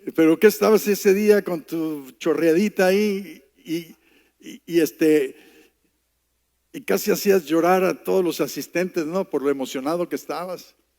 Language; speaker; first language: Spanish; native; Spanish